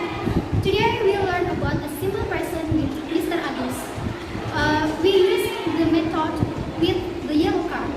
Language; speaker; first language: English; non-native, learner; Indonesian